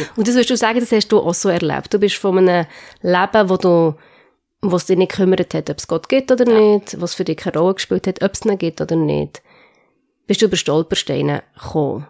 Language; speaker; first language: German; native; German